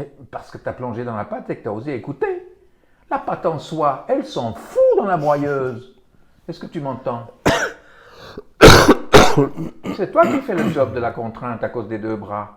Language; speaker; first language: French; native; French